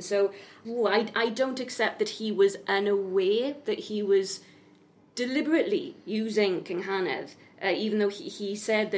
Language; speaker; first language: English; native; English